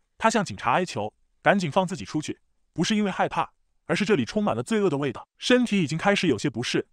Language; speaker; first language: Chinese; native; Chinese